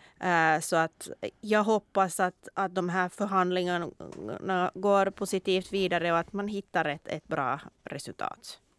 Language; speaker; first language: Swedish; non-native, local second language; Finnish